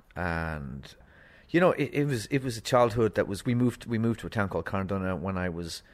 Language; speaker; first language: English; native; English